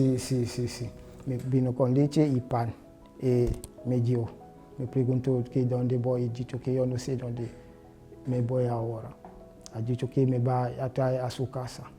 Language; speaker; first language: Spanish; non-native, learner; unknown